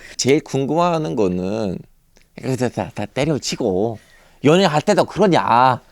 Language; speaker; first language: Korean; native; Korean